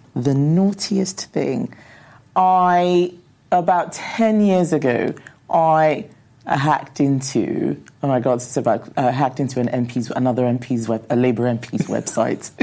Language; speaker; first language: English; non-native, local second language; Yoruba